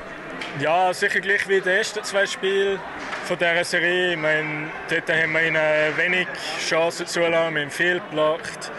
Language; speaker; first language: German; native; German